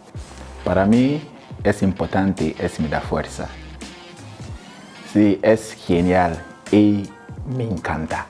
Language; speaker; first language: Spanish; non-native, learner; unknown